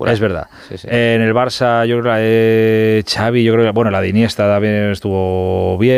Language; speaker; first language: Spanish; native; Spanish